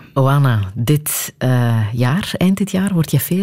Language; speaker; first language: Dutch; native; Dutch